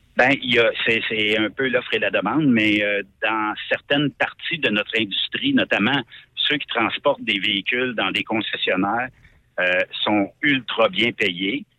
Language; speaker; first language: French; native; French